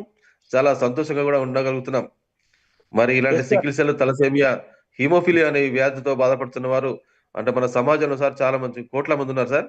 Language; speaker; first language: Telugu; native; Telugu